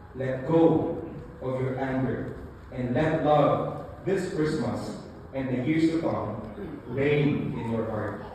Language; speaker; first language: English; non-native, local second language; Filipino